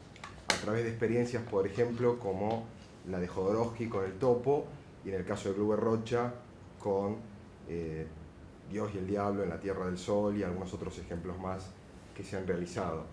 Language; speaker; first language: Spanish; native; Spanish